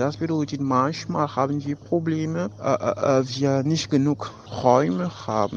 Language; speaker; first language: German; non-native, fluent; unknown